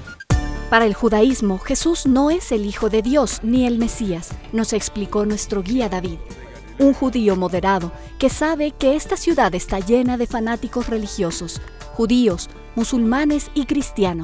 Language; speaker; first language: Spanish; native; Spanish